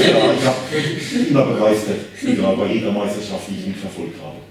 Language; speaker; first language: German; native; German